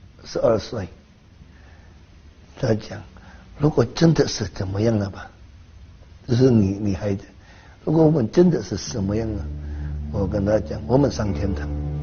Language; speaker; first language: Chinese; non-native, learner; Hakka Chinese